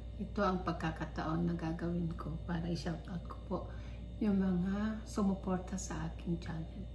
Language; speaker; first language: Filipino; non-native, local second language; Iloko